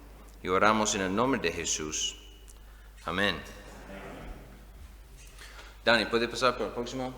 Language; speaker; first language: Spanish; non-native, fluent; English